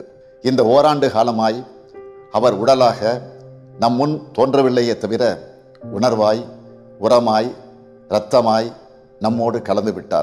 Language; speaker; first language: Tamil; native; Tamil